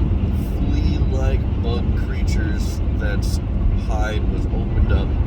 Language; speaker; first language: English; native; English